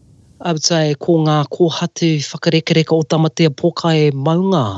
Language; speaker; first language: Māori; non-native, local second language; English